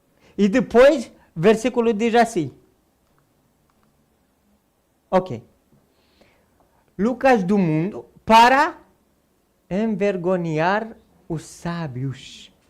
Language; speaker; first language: Portuguese; non-native, fluent; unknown